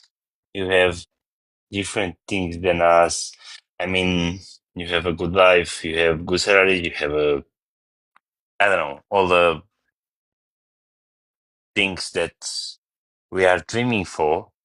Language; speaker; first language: English; non-native, learner; Bulgarian